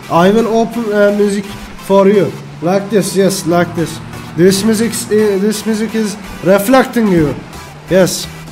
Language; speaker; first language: English; non-native, learner; Turkish